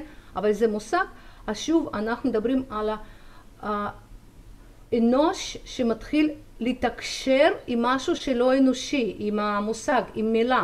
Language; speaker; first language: Hebrew; non-native, fluent; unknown